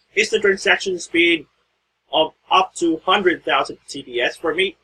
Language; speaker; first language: English; non-native, local second language; Filipino